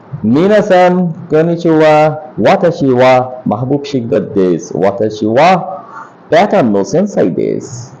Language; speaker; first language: Japanese; non-native, learner; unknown